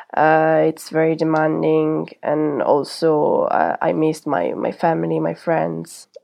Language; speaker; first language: English; non-native, fluent; Italian